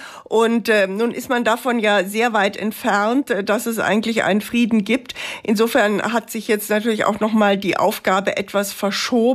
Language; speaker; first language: German; native; German